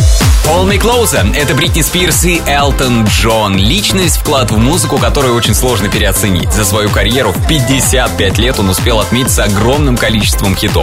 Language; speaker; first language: Russian; native; Russian